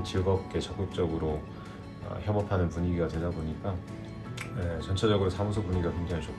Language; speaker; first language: Korean; native; Korean